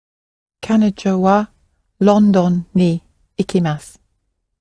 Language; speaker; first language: Japanese; non-native, learner; English